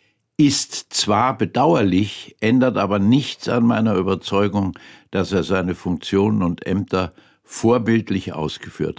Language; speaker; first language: German; native; German